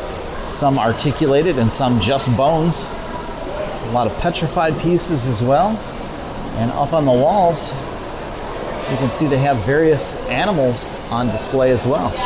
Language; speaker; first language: English; native; English